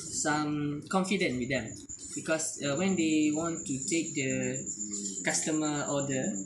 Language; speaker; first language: English; non-native, learner; Malay